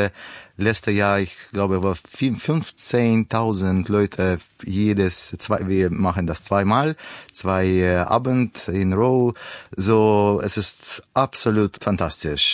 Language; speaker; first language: German; non-native, learner; Russian